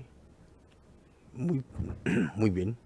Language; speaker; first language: Spanish; non-native, learner; French